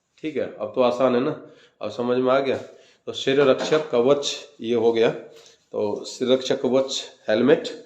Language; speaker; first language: Hindi; native; Hindi